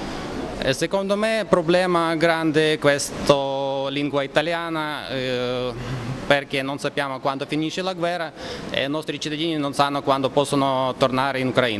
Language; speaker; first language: Italian; non-native, fluent; Ukrainian